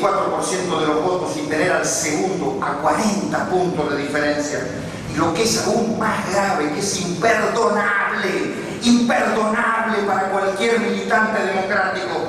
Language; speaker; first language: Spanish; native; Spanish